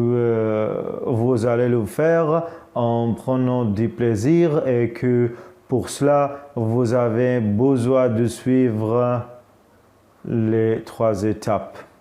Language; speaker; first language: French; non-native, fluent; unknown